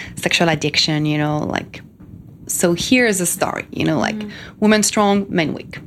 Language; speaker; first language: English; non-native, fluent; French